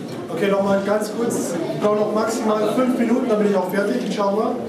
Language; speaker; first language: German; native; German